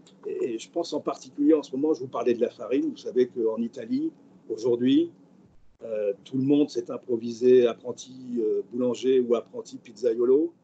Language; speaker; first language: French; native; French